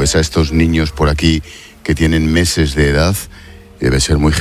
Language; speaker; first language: Spanish; native; Spanish